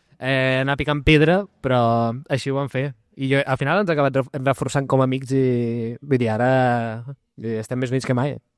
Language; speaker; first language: Catalan; non-native, local second language; Spanish